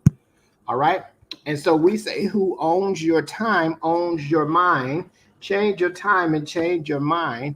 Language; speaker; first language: English; native; English